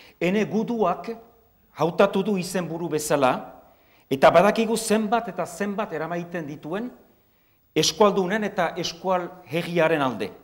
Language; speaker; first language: Basque; native; Basque